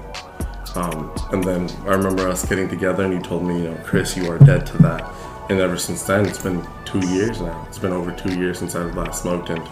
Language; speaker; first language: English; native; English